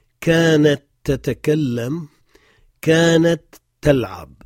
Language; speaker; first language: Arabic; non-native, fluent; French